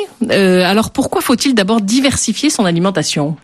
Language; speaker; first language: French; native; French